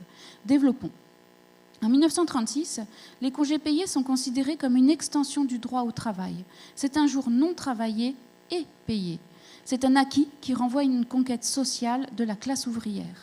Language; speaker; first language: French; native; French